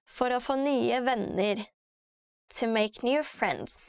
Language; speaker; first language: English; non-native, fluent; Norwegian